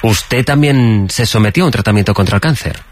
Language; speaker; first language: Spanish; native; Spanish